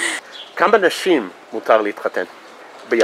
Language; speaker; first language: Hebrew; non-native, fluent; English